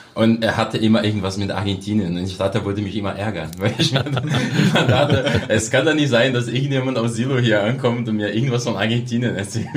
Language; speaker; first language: German; non-native, fluent; Portuguese